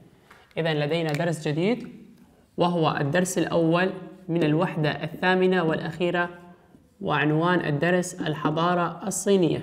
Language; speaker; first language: Arabic; non-native, local second language; Kurdish